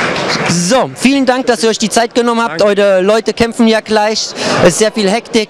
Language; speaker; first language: German; native; German